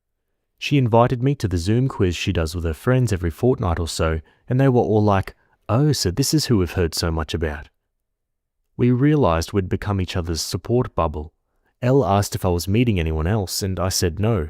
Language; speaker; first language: English; native; English